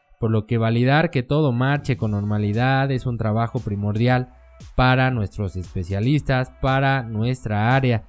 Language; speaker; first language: Spanish; native; Spanish